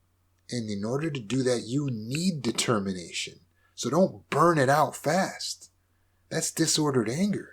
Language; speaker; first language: English; native; English